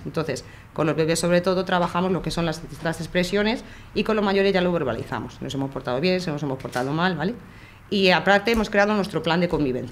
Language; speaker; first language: Spanish; native; Spanish